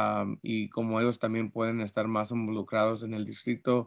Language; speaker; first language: Spanish; early bilingual, heritage; Spanish